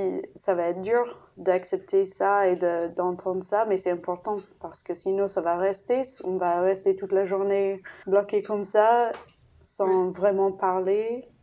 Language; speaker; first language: French; non-native, fluent; English